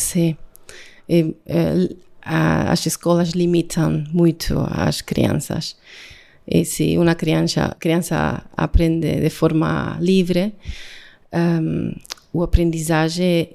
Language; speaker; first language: Portuguese; non-native, learner; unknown